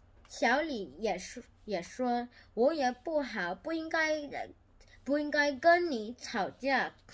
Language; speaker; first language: Chinese; non-native, learner; Korean